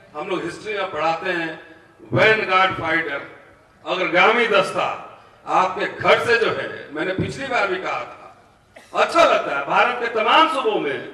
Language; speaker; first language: Hindi; native; Hindi